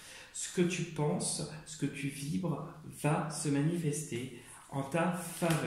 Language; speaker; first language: French; native; French